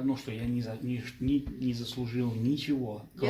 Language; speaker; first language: Russian; native; Russian